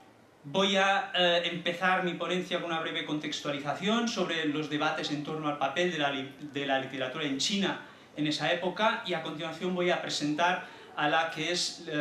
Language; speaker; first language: Spanish; native; Spanish